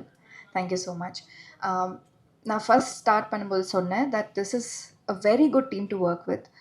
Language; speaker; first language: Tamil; non-native, learner; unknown